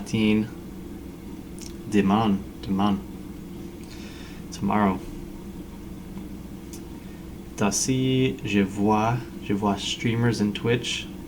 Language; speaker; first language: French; non-native, learner; English